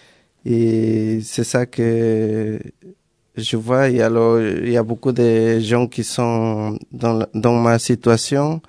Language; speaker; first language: French; non-native, learner; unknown